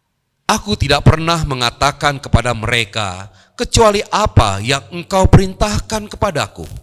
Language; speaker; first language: Indonesian; native; Indonesian